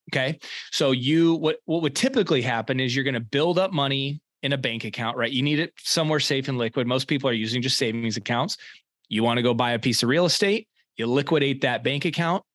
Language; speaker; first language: English; native; English